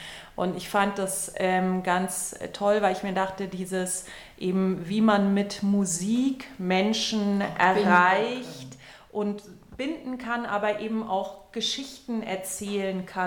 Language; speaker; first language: German; native; German